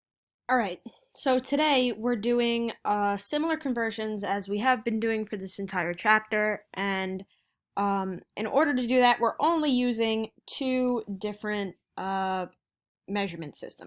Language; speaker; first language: English; native; English